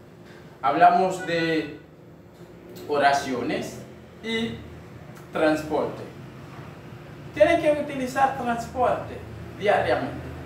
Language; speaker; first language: Spanish; non-native, fluent; Haitian Creole